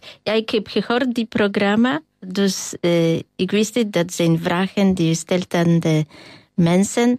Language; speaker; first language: Dutch; non-native, learner; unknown